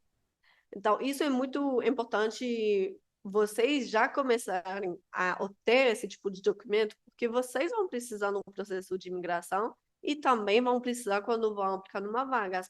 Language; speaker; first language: Portuguese; non-native, fluent; Spanish